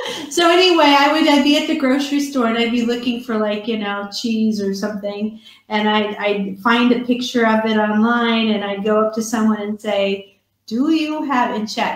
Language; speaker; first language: English; native; English